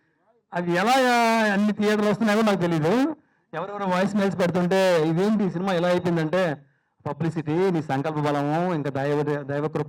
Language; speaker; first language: Telugu; native; Telugu